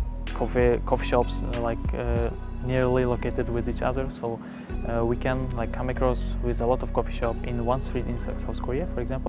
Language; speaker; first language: English; non-native, fluent; Uzbek